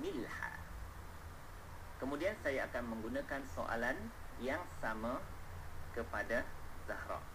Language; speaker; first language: Malay; native; Malay